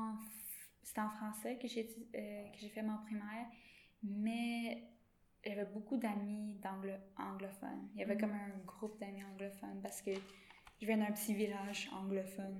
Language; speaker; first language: French; non-native, local second language; English